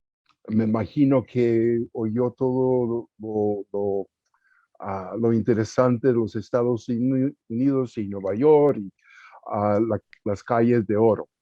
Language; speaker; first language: Spanish; early bilingual, heritage; Spanish